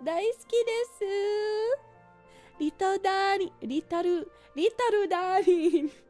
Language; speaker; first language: Japanese; non-native, learner; English